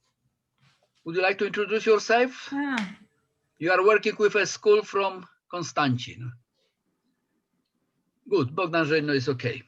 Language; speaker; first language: English; non-native, fluent; Polish